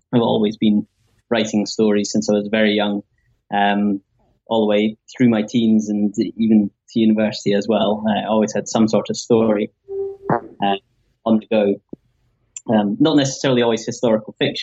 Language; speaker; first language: English; native; English